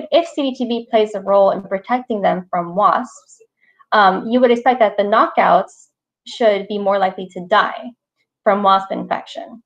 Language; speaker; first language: English; native; English